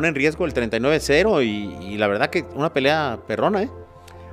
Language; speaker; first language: Spanish; native; Spanish